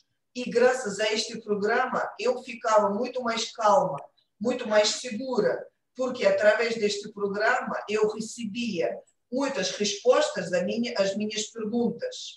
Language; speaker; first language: Portuguese; non-native, fluent; Russian